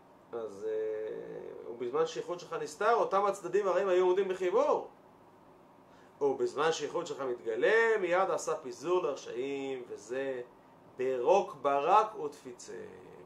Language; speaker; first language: Hebrew; native; Hebrew